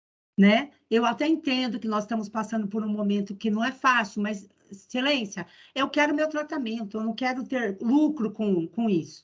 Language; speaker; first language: Portuguese; native; Portuguese